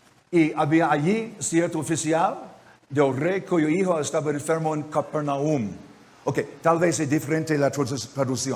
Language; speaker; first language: Spanish; non-native, learner; English